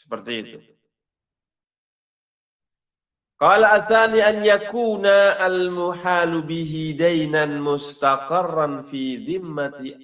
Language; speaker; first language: Arabic; non-native, fluent; Indonesian